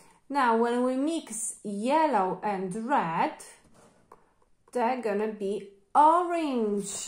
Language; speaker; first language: English; non-native, fluent; Polish